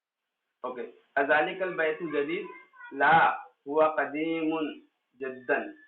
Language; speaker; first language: Arabic; non-native, fluent; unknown